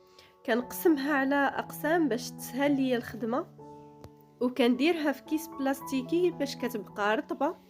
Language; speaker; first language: Arabic; native; Arabic